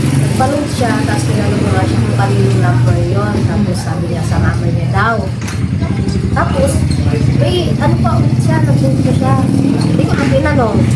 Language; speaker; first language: Filipino; native; Filipino